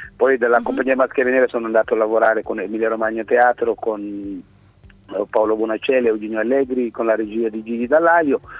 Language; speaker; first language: Italian; non-native, fluent; Wolof